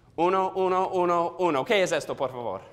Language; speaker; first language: Spanish; non-native, learner; English